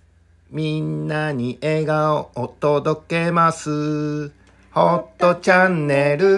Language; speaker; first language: Japanese; native; Japanese